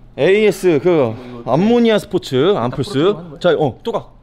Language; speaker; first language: Korean; native; Korean